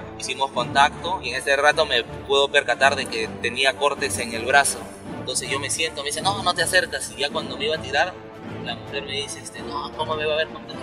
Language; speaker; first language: Spanish; native; Spanish